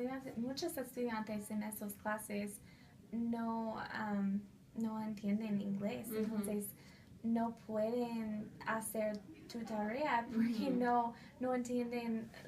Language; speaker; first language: Spanish; non-native, fluent; English